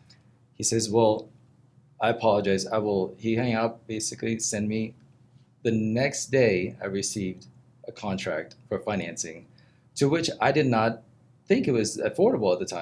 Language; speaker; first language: English; non-native, fluent; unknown